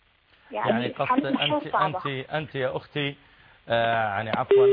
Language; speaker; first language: Arabic; native; Arabic